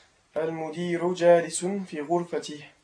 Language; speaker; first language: Arabic; non-native, learner; French